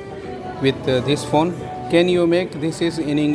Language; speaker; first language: English; non-native, local second language; Hindi